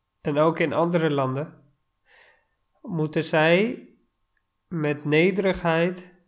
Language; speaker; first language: Dutch; non-native, fluent; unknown